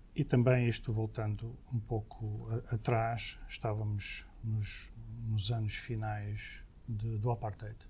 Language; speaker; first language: Portuguese; early bilingual, heritage; Portuguese